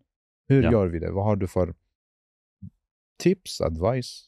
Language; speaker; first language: Swedish; non-native, fluent; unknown